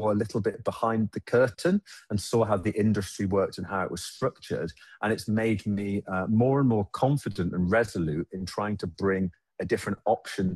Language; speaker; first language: English; native; English